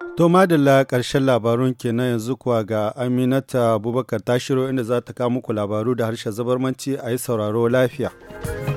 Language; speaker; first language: Hausa; native; Hausa